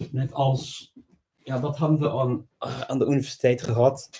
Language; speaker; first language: Dutch; non-native, fluent; English